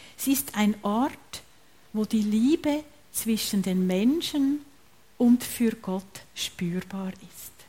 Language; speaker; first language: German; native; German